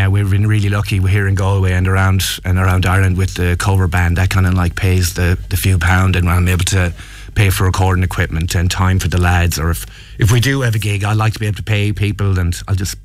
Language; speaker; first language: English; native; English